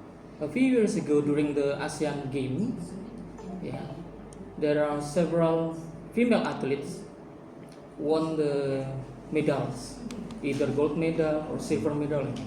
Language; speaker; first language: English; non-native, fluent; Indonesian